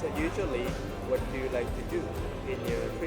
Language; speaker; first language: English; non-native, learner; Japanese